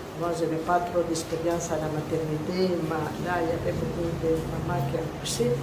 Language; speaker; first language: French; non-native, fluent; Italian